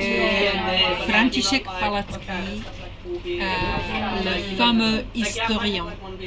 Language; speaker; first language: French; non-native, fluent; Czech